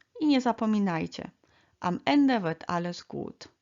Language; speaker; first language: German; non-native, fluent; Polish